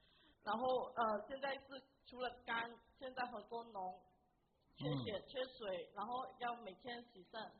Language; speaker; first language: Chinese; native; Chinese